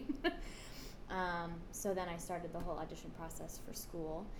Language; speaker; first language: English; native; English